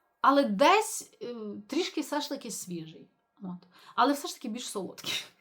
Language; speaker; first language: Ukrainian; native; Ukrainian